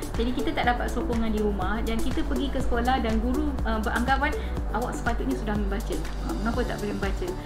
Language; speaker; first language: Malay; native; Malay